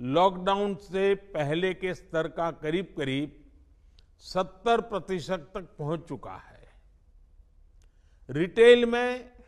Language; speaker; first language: Hindi; non-native, local second language; Gujarati